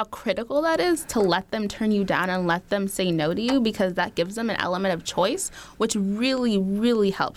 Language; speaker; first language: English; early bilingual, other home language; Arabic